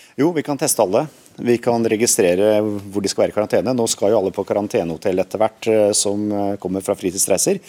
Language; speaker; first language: Norwegian; native; Norwegian